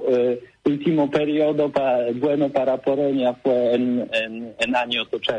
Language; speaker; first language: Spanish; non-native, learner; Polish